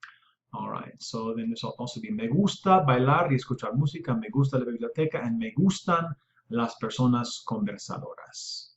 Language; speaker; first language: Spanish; non-native, fluent; English